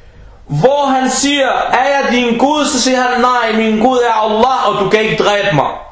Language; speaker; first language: Danish; early bilingual, other home language; Arabic